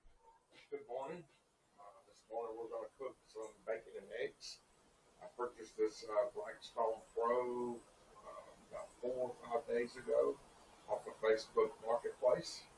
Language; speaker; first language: English; native; English